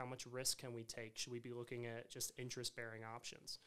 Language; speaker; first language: English; native; English